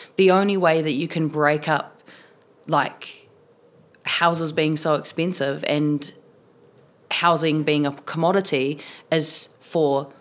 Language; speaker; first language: English; native; English